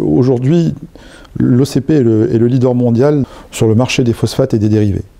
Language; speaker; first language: French; non-native, local second language; Arabic